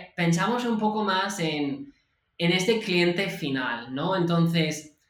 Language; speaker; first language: Spanish; non-native, fluent; English